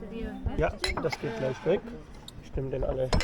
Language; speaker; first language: German; native; German